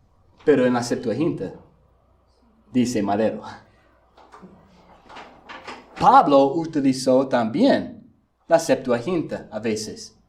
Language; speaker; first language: Spanish; non-native, fluent; English